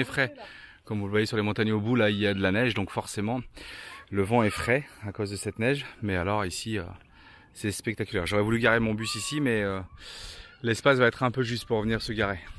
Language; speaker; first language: French; native; French